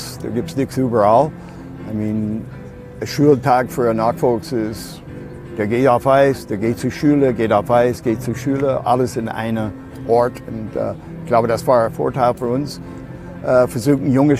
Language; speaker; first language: German; non-native, learner; English